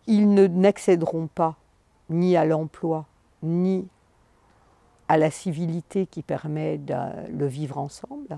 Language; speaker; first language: French; native; French